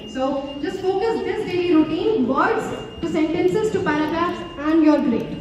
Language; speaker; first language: Hindi; native; Hindi